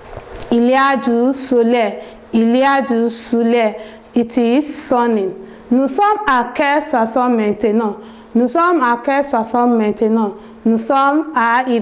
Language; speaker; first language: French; non-native, learner; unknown